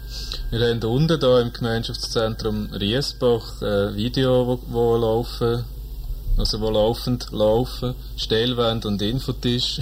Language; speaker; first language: German; native; German